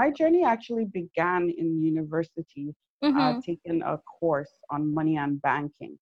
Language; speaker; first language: English; non-native, local second language; Yoruba